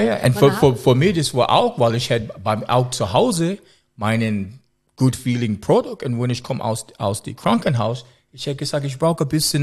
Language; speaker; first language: German; non-native, learner; English